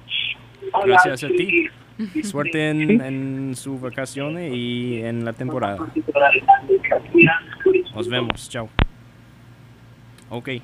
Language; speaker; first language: Spanish; non-native, learner; English